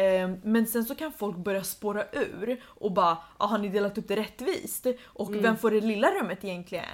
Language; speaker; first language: Swedish; native; Swedish